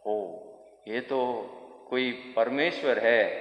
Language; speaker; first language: Hindi; non-native, local second language; Kannada